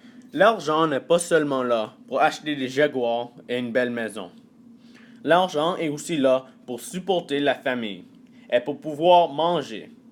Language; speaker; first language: French; early bilingual, other home language; English